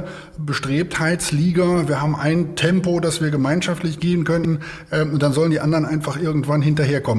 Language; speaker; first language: German; native; German